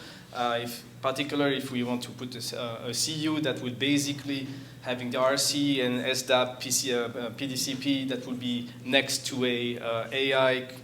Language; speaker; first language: English; non-native, fluent; French